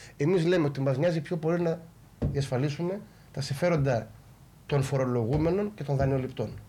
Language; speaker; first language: Greek; native; Greek